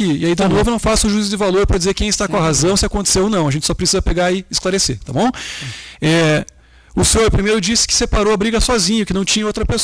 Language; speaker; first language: Portuguese; native; Portuguese